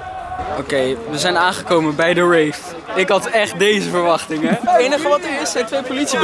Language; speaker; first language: Dutch; native; Dutch